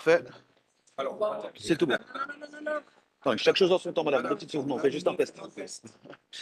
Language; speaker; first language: French; native; French